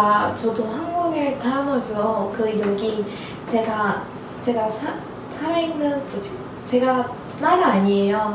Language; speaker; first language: Korean; non-native, learner; Turkish